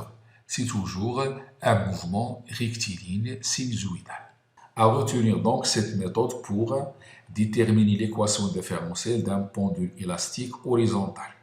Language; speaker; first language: French; non-native, local second language; Arabic